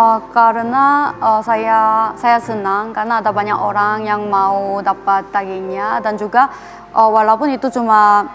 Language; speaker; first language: Indonesian; non-native, fluent; Korean